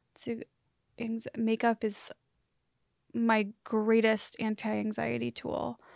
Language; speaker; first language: English; native; English